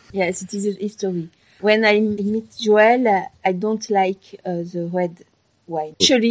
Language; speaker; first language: English; non-native, learner; French